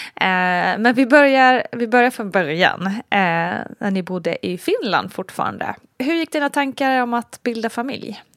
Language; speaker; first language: Swedish; native; Swedish